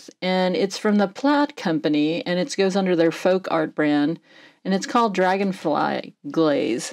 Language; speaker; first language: English; native; English